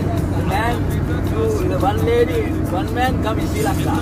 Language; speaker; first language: English; non-native, learner; Sinhala